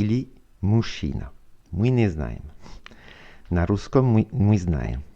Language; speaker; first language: Russian; non-native, fluent; French